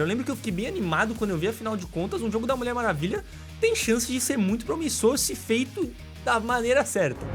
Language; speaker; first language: Portuguese; native; Portuguese